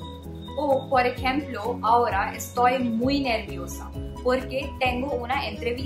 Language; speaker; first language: Spanish; non-native, fluent; Hindi